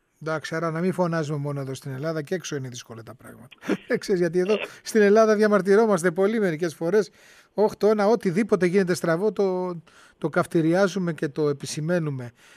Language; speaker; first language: Greek; native; Greek